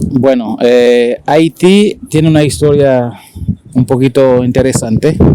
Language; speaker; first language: Spanish; non-native, fluent; Haitian Creole